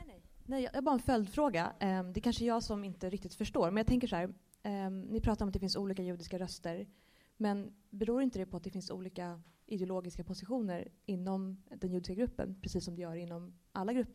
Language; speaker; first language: Swedish; native; Swedish